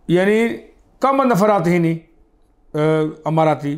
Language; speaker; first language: Arabic; non-native, learner; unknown